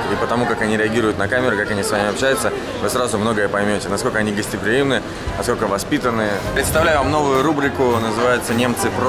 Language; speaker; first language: Russian; native; Russian